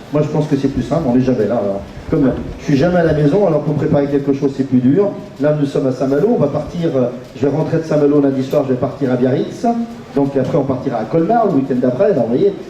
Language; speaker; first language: French; native; French